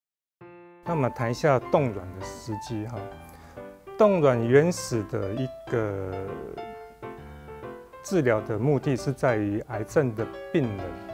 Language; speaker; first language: Chinese; native; Chinese